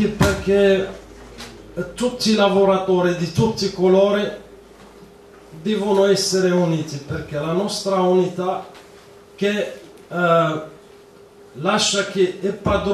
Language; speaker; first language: Italian; non-native, fluent; Arabic